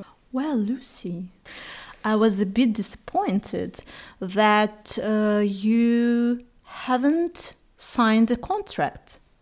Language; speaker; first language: English; non-native, fluent; Russian